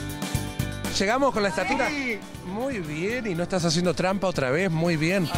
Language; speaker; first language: Spanish; native; Spanish